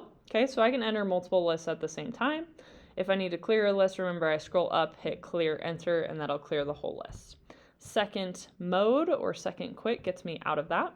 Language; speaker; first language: English; native; English